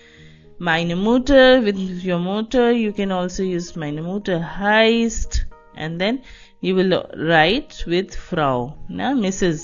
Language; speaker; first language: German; non-native, fluent; Hindi